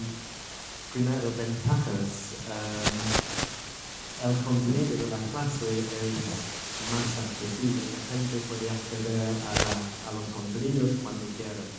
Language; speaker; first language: Spanish; non-native, fluent; English